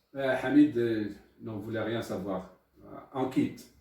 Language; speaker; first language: French; non-native, local second language; Arabic